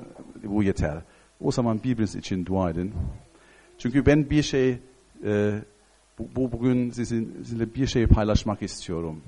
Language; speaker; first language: Turkish; non-native, fluent; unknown